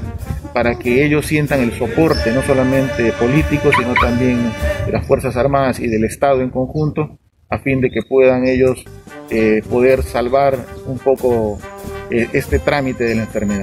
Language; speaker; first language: Spanish; native; Spanish